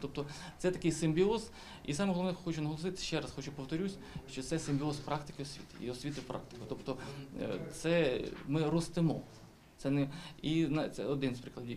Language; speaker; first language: Ukrainian; native; Ukrainian